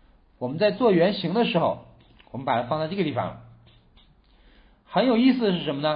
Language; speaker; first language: Chinese; native; Chinese